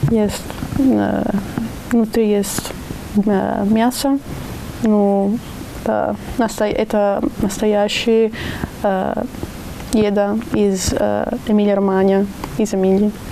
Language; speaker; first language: Russian; non-native, learner; Italian